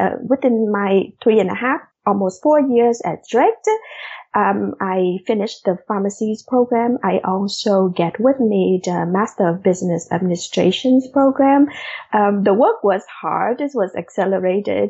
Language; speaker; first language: English; non-native, fluent; Vietnamese